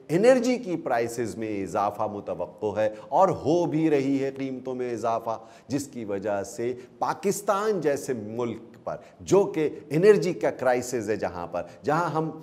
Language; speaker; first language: Urdu; native; Urdu